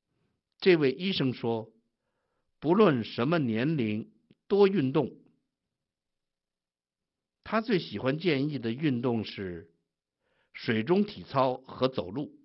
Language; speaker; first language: Chinese; native; Chinese